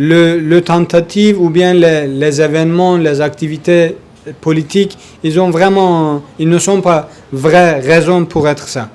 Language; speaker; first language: French; non-native, learner; Kurdish